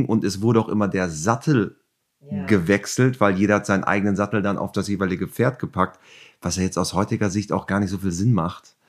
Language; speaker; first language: German; native; German